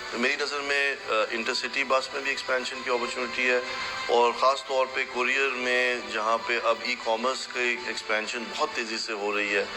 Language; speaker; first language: Urdu; native; Urdu